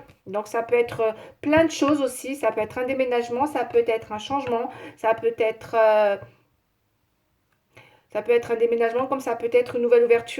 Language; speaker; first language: French; native; French